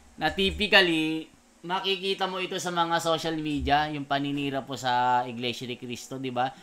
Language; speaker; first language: Filipino; native; Filipino